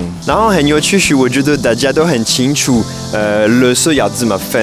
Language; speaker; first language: Chinese; non-native, fluent; French